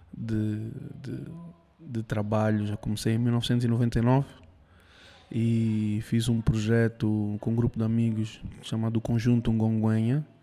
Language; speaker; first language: Portuguese; early bilingual, heritage; Spanish